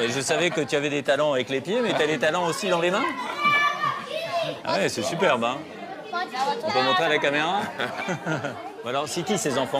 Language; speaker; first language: French; native; French